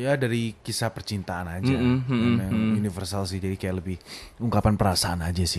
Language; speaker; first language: Indonesian; native; Indonesian